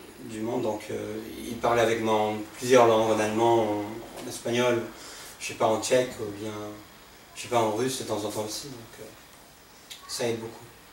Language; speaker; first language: French; non-native, fluent; English